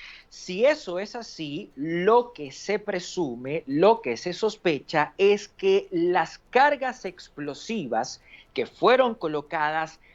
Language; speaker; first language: Spanish; native; Spanish